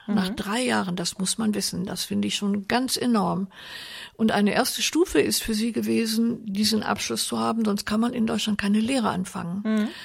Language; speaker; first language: German; native; German